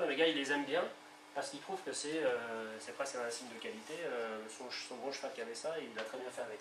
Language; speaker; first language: French; native; French